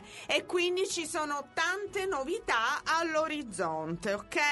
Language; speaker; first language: Italian; native; Italian